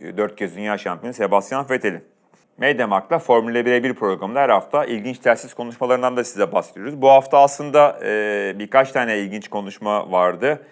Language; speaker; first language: Turkish; native; Turkish